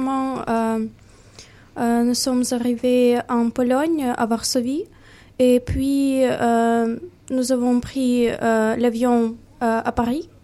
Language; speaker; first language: French; non-native, learner; Ukrainian